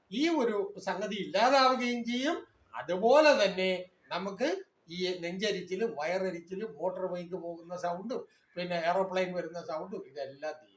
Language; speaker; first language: Malayalam; non-native, local second language; Tamil